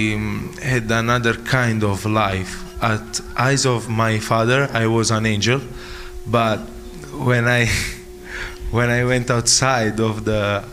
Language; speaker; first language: English; non-native, fluent; Italian